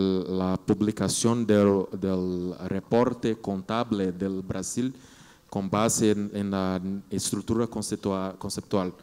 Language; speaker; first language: Spanish; non-native, learner; Portuguese